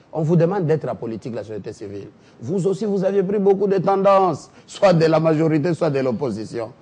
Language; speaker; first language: French; non-native, local second language; Lingala